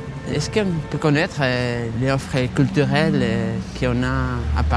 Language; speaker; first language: French; non-native, fluent; Spanish